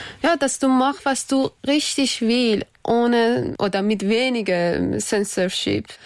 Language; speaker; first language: German; non-native, fluent; Persian